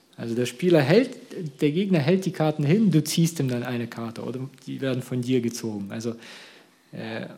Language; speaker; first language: German; early bilingual, other home language; Russian